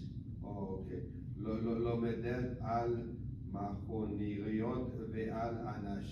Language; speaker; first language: Hebrew; non-native, learner; English